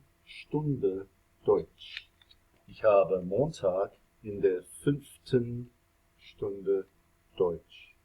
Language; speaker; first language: German; non-native, fluent; English